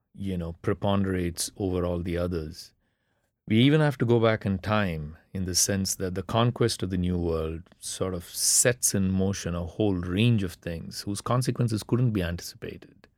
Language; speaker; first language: English; non-native, local second language; Tamil